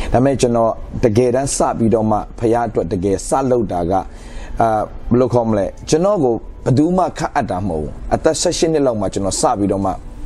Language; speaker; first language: Burmese; native; Burmese